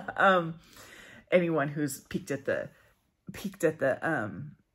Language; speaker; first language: English; native; English